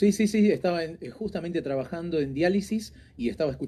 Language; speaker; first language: Spanish; native; Spanish